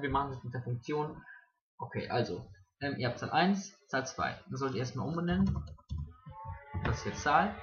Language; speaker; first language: German; native; German